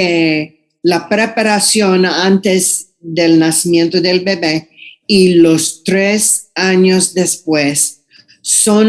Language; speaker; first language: Spanish; non-native, fluent; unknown